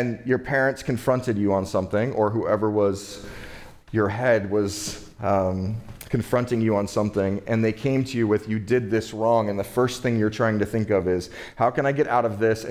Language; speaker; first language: English; native; English